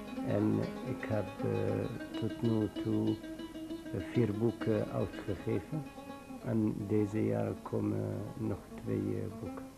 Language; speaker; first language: Dutch; non-native, learner; Arabic